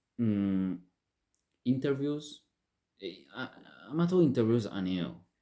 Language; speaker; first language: Korean; non-native, learner; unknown